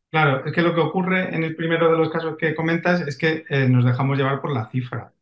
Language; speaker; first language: Spanish; native; Spanish